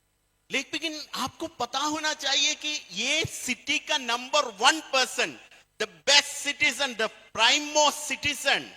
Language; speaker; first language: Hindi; non-native, fluent; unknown